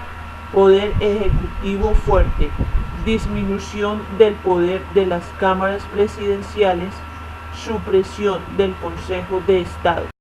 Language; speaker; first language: Spanish; native; Spanish